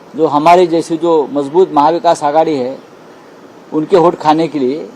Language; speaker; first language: Hindi; non-native, local second language; Marathi